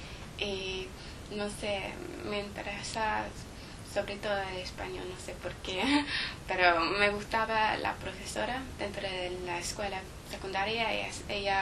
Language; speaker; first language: Spanish; non-native, learner; English